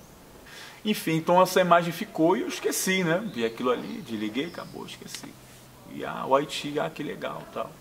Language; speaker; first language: Portuguese; native; Portuguese